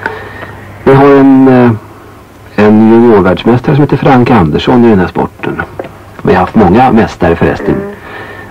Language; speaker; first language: Swedish; native; Swedish